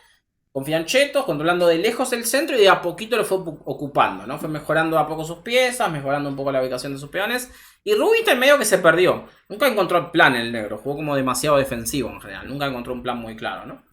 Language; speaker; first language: Spanish; native; Spanish